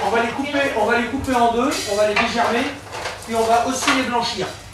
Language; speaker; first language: French; native; French